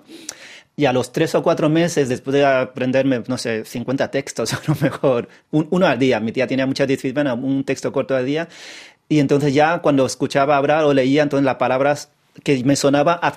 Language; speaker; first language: Spanish; early bilingual, other home language; Chinese